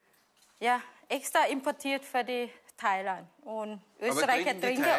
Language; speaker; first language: German; non-native, learner; Thai